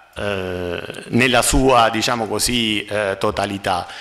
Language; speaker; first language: Italian; non-native, fluent; Spanish